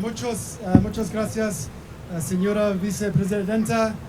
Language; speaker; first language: Spanish; non-native, learner; English